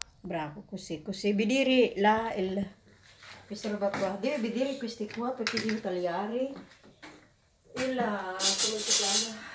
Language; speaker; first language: Italian; non-native, learner; Filipino